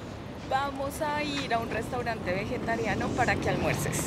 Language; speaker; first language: Spanish; native; Spanish